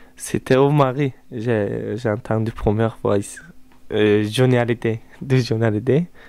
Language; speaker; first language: French; non-native, learner; Turkish